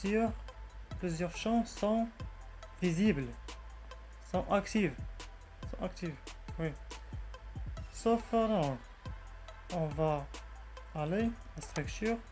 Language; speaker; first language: French; non-native, learner; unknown